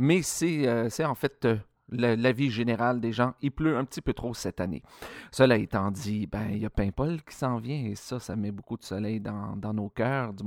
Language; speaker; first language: French; native; French